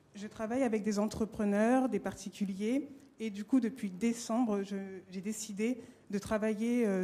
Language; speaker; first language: French; native; French